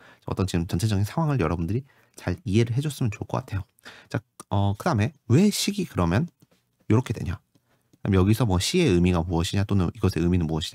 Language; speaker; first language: Korean; native; Korean